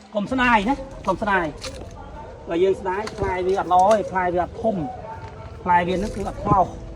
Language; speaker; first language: Khmer; native; Khmer